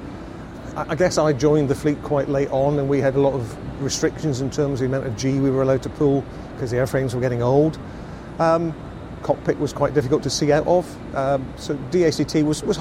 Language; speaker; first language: English; native; English